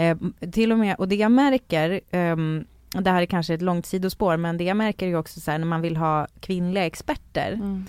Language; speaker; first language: Swedish; native; Swedish